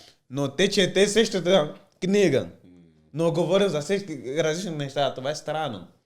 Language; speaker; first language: Bulgarian; non-native, learner; Portuguese